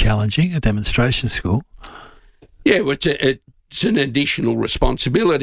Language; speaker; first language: English; native; English